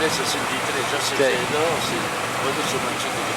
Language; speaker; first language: Spanish; native; Spanish